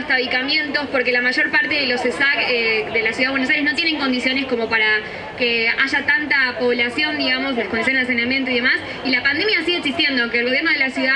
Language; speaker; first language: Spanish; native; Spanish